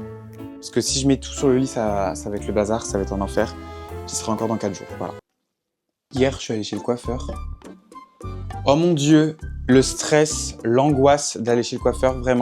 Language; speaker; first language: French; native; French